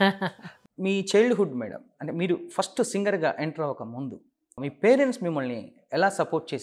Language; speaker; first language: Telugu; native; Telugu